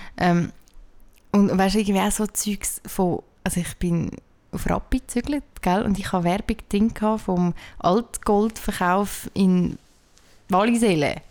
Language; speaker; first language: German; native; German